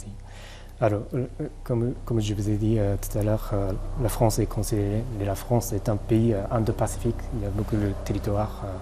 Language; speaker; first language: French; non-native, fluent; Japanese